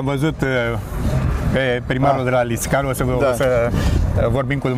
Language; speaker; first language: Romanian; native; Romanian